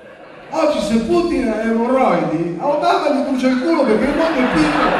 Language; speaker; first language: Italian; native; Italian